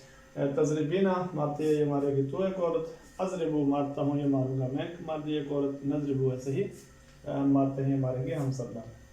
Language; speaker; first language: Urdu; native; Urdu